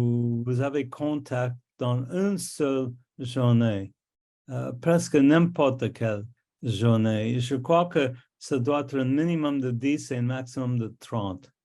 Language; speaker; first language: French; non-native, local second language; English